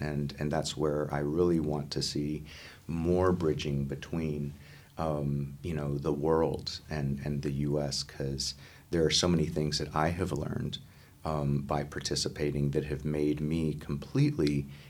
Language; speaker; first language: English; native; English